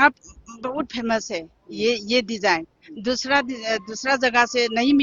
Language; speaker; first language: Hindi; non-native, local second language; Manipuri